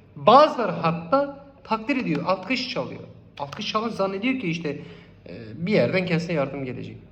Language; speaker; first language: Turkish; non-native, local second language; Kurdish